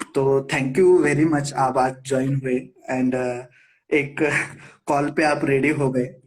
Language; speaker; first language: Hindi; non-native, local second language; Marathi